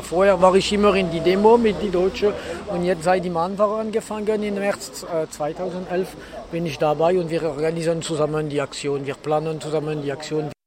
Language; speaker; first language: German; non-native, learner; French